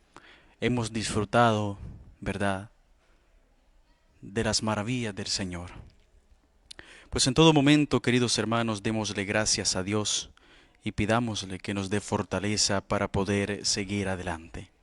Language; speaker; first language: Spanish; native; Spanish